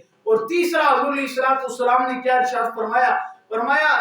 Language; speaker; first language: Urdu; native; Urdu